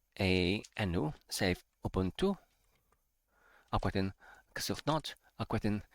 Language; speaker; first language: Welsh; non-native, learner; English